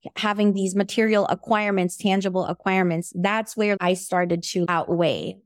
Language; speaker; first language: English; non-native, local second language; Filipino